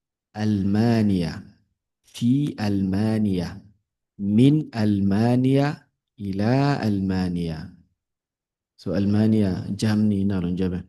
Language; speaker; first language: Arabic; non-native, fluent; Yoruba